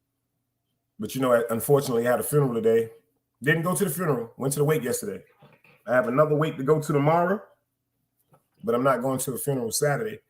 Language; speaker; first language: English; native; English